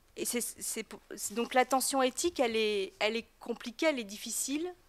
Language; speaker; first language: French; native; French